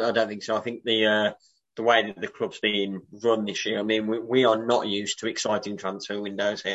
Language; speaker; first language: English; native; English